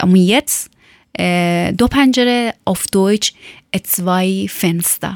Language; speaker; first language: German; non-native, learner; Persian